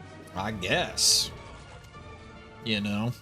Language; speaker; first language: English; native; English